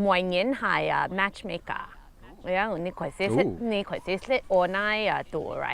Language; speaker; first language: Cantonese; early bilingual, heritage; Cantonese